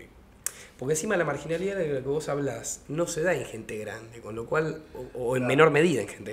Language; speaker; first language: Spanish; native; Spanish